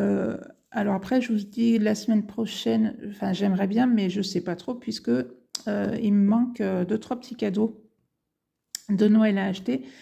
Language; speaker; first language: French; native; French